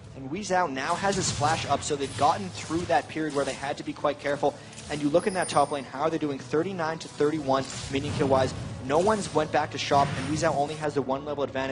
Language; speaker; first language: English; native; English